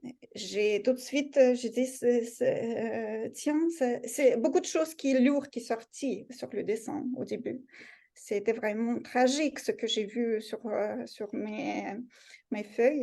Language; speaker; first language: French; non-native, fluent; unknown